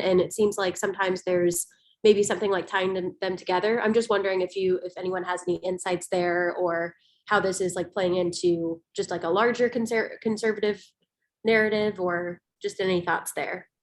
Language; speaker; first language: English; native; English